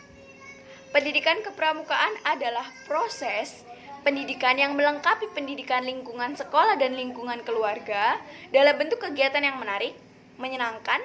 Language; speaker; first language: Indonesian; native; Indonesian